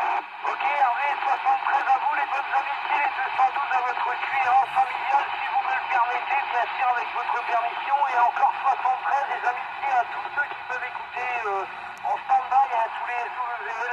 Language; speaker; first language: French; native; French